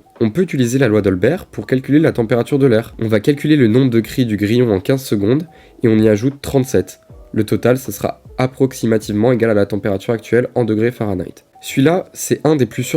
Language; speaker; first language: French; native; French